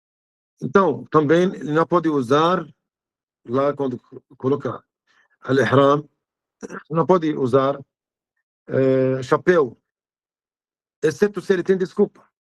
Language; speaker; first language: Portuguese; non-native, fluent; Arabic